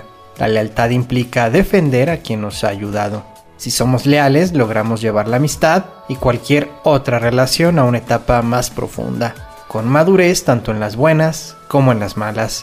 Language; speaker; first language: Spanish; native; Spanish